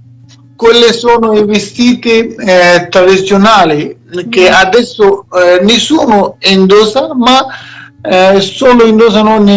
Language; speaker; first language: Italian; non-native, learner; Persian